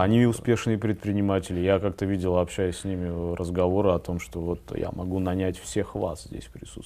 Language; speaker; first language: Russian; native; Russian